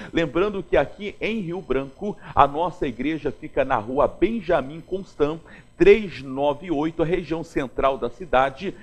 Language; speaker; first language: Portuguese; native; Portuguese